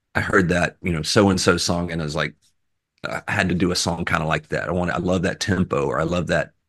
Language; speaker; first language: English; native; English